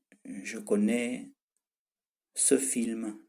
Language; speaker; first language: French; non-native, fluent; Tibetan